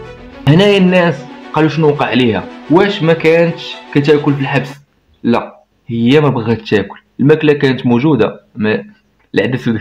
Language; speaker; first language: Arabic; native; Arabic